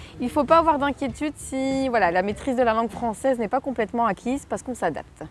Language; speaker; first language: French; native; French